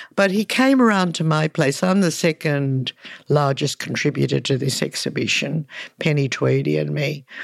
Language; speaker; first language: English; early bilingual, other home language; Hungarian